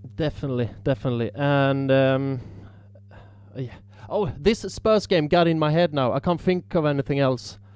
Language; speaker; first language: English; non-native, fluent; Swedish